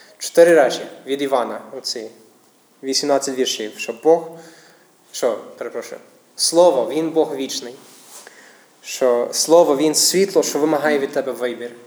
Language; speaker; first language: Ukrainian; non-native, fluent; English